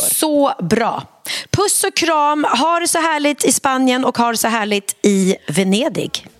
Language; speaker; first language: Swedish; native; Swedish